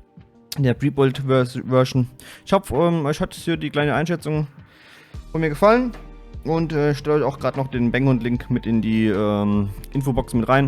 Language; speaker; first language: German; native; German